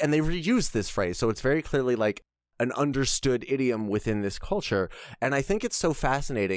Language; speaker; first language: English; native; English